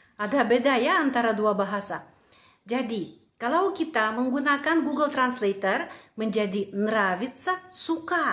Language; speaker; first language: Indonesian; non-native, fluent; Russian